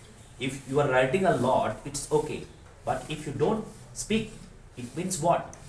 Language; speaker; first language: English; non-native, fluent; Hindi